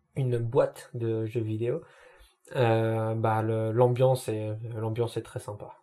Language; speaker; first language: French; native; French